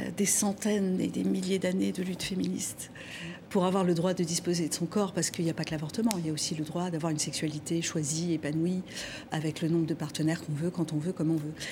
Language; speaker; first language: French; non-native, local second language; Arabic